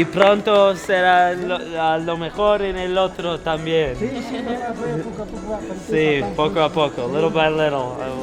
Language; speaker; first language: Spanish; non-native, learner; English